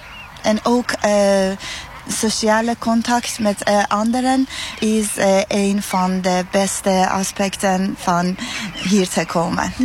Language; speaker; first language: Dutch; non-native, learner; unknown